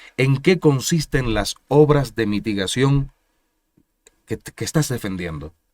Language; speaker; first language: Spanish; native; Spanish